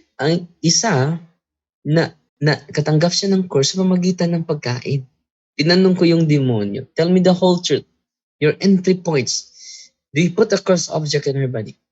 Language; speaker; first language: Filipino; non-native, local second language; Cebuano